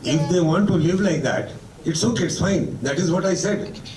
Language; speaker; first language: English; non-native, local second language; Hindi